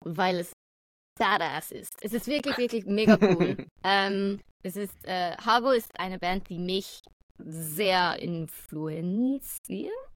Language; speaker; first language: German; non-native, fluent; English